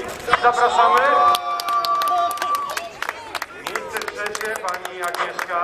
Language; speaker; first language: Polish; native; Polish